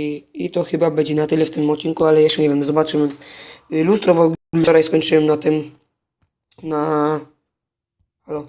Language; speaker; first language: Polish; native; Polish